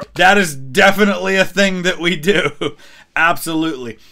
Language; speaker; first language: English; native; English